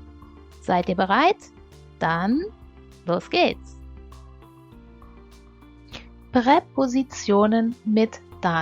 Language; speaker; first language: German; non-native, fluent; Portuguese